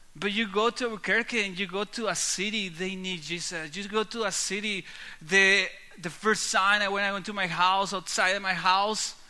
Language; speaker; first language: English; non-native, learner; Spanish